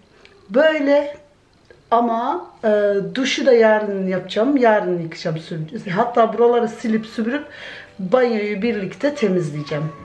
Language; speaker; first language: Turkish; early bilingual, other home language; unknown